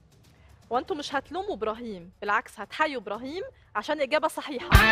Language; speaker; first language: Arabic; native; Arabic